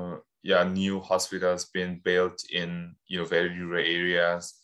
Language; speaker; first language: English; non-native, fluent; Burmese